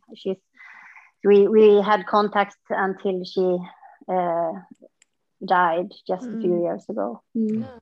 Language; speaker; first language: English; non-native, fluent; Swedish